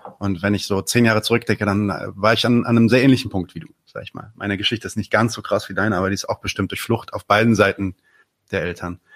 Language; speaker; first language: German; early bilingual, other home language; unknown